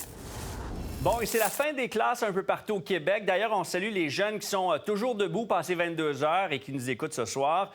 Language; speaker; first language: French; native; French